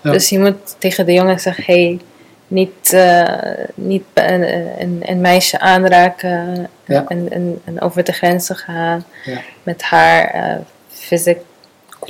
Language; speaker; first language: Dutch; non-native, learner; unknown